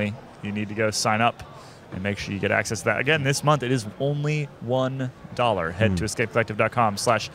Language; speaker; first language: English; native; English